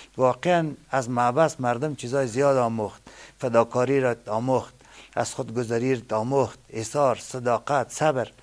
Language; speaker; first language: Persian; native; Persian